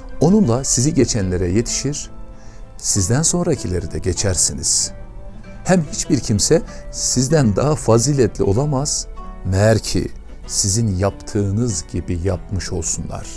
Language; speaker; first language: Turkish; native; Turkish